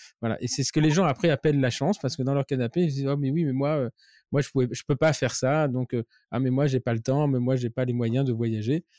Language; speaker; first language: French; native; French